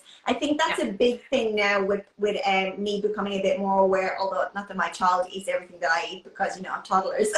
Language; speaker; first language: English; native; English